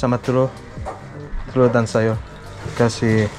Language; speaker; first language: Indonesian; non-native, learner; English